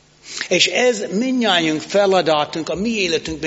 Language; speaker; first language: Hungarian; non-native, fluent; English